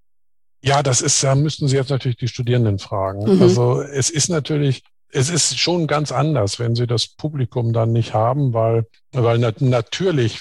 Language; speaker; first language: German; native; German